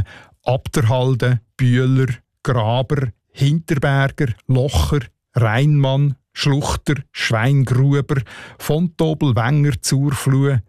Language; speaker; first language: German; native; German